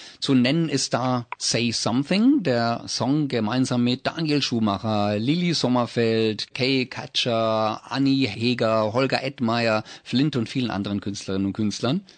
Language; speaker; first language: German; native; German